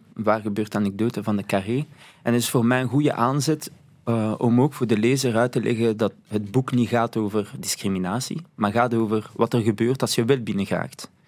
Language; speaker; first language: Dutch; early bilingual, other home language; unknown